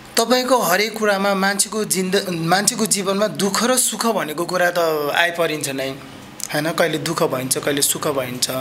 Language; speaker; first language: Nepali; non-native, local second language; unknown